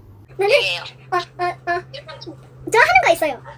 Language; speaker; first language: Korean; non-native, learner; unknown